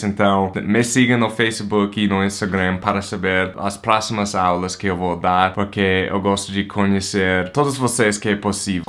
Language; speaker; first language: Portuguese; non-native, fluent; English